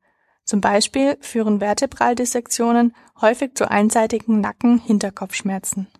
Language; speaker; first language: German; native; German